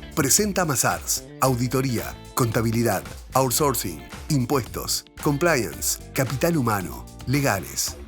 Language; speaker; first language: Spanish; native; Spanish